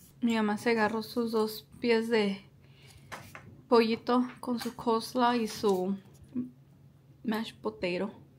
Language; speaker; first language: Spanish; early bilingual, heritage; Spanish